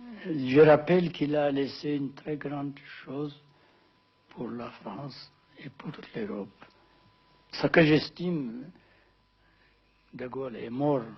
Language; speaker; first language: French; non-native, fluent; Amharic